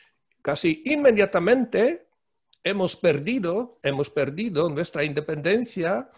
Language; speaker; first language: Spanish; non-native, fluent; Polish